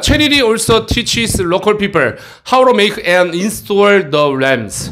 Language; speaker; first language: English; non-native, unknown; Korean